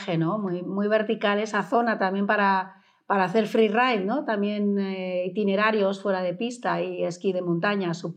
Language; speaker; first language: Spanish; native; Spanish